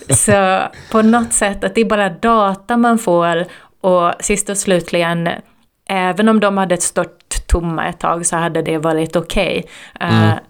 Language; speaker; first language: Swedish; native; Swedish